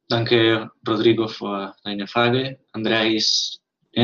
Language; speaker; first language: German; non-native, learner; Spanish